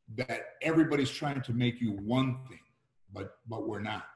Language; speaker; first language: English; early bilingual, other home language; Spanish